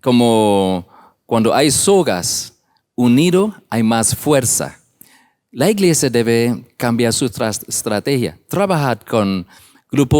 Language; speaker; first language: Spanish; non-native, learner; English